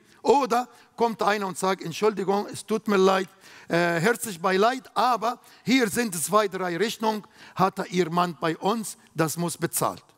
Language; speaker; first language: German; non-native, fluent; Arabic